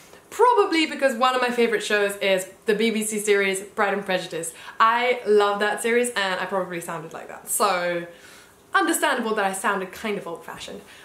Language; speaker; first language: English; early bilingual, heritage; English